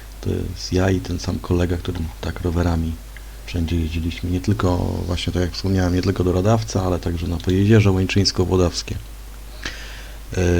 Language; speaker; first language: Polish; native; Polish